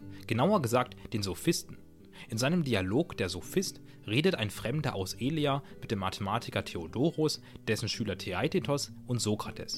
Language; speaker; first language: German; native; German